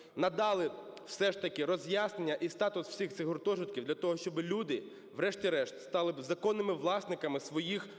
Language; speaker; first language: Ukrainian; native; Ukrainian